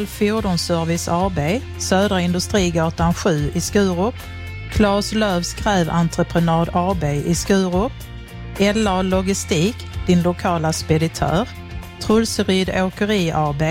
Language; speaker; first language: Swedish; native; Swedish